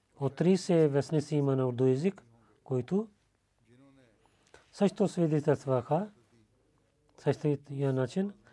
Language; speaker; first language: Bulgarian; non-native, learner; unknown